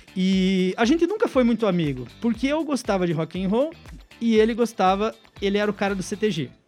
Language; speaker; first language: Portuguese; native; Portuguese